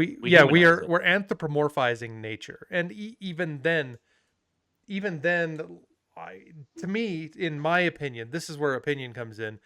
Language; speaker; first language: English; native; English